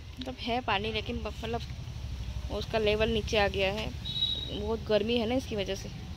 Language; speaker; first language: Hindi; native; Hindi